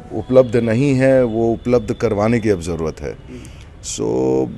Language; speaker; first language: Hindi; native; Hindi